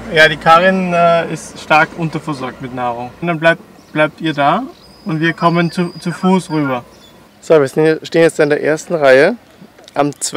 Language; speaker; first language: German; native; German